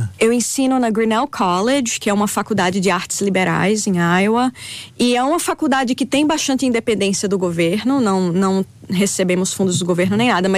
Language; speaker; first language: Portuguese; native; Portuguese